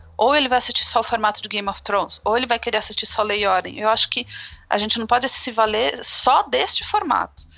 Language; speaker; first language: Portuguese; native; Portuguese